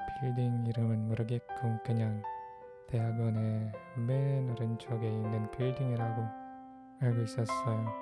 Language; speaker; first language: Korean; non-native, fluent; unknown